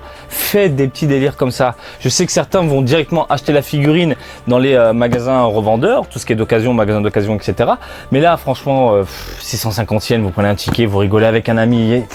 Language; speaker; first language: French; native; French